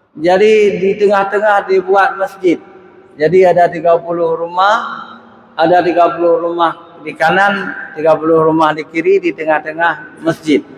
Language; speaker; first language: Malay; non-native, local second language; Achinese